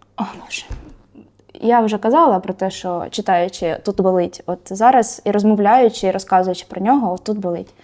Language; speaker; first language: Ukrainian; non-native, local second language; Russian